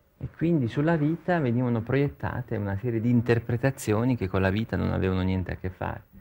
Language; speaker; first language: Italian; native; Italian